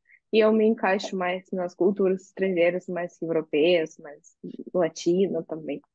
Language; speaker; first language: Portuguese; non-native, fluent; Russian